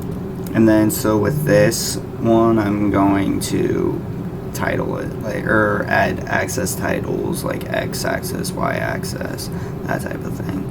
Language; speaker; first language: English; native; English